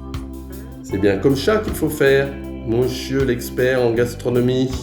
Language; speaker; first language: French; native; French